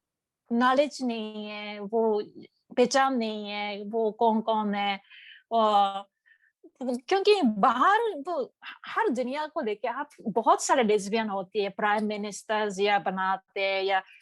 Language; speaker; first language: Hindi; non-native, learner; Japanese